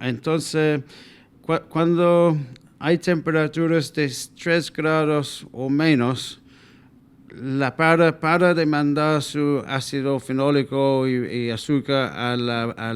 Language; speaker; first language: Spanish; non-native, fluent; English